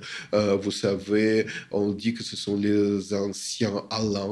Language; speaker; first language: French; non-native, fluent; Russian